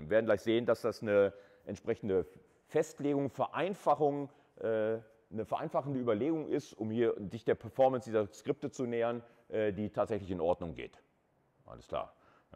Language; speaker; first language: German; native; German